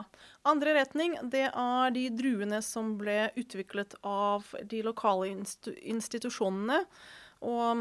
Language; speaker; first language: Norwegian; non-native, fluent; Ukrainian